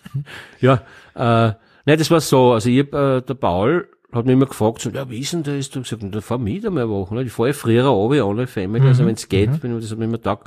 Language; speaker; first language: German; native; German